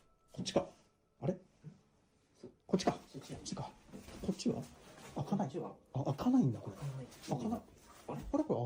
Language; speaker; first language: Japanese; native; Japanese